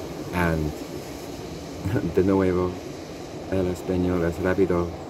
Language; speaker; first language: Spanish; non-native, learner; English